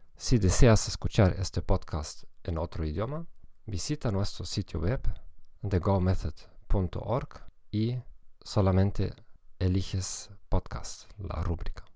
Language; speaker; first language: Spanish; non-native, fluent; German